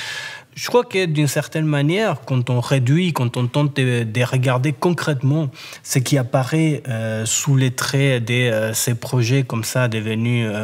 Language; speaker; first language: French; native; French